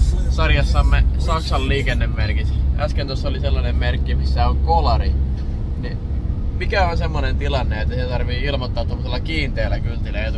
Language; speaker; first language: Finnish; native; Finnish